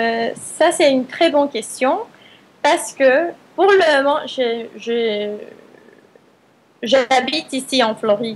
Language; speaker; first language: French; non-native, fluent; Spanish